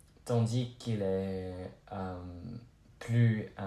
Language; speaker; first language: French; non-native, learner; English